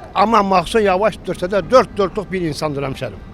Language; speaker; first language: Turkish; native; Turkish